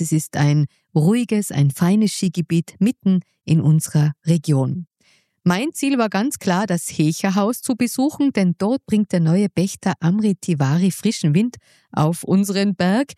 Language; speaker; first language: German; native; German